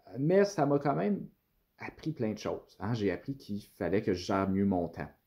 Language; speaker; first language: French; native; French